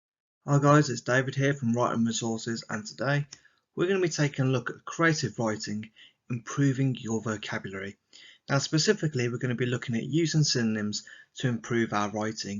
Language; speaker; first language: English; native; English